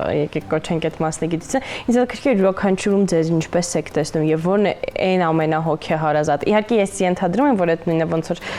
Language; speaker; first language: Armenian; native; Armenian